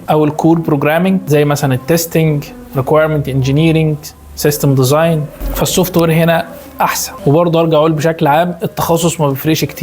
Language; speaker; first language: Arabic; native; Arabic